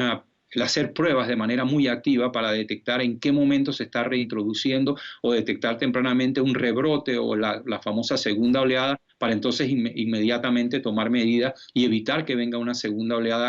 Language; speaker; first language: Spanish; native; Spanish